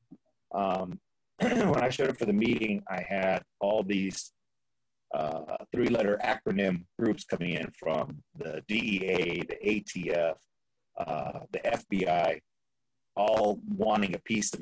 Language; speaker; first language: English; native; English